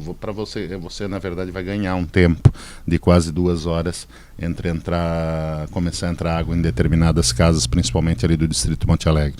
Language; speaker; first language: Portuguese; native; Portuguese